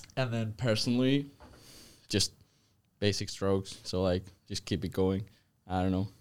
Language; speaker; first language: English; non-native, fluent; Spanish